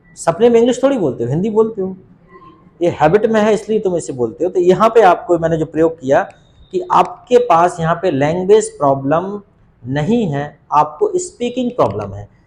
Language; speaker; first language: Hindi; native; Hindi